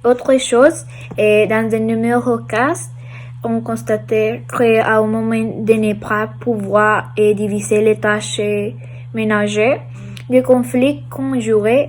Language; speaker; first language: French; non-native, learner; Spanish